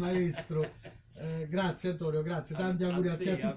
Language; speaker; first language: Italian; native; Italian